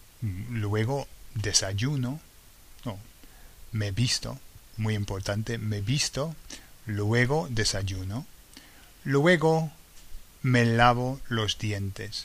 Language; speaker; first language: Spanish; non-native, fluent; English